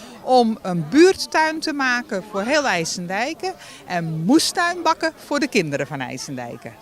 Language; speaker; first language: Dutch; native; Dutch